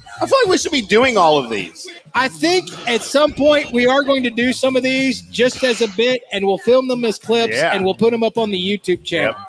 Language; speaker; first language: English; native; English